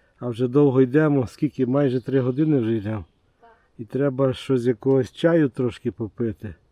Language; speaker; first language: Ukrainian; native; Ukrainian